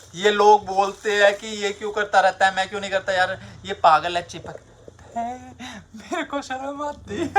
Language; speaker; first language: Hindi; native; Hindi